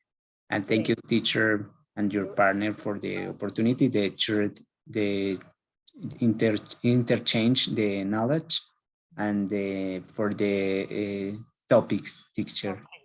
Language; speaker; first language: English; non-native, learner; Spanish